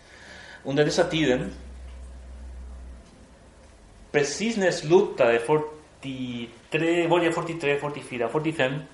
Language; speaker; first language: Swedish; non-native, fluent; Spanish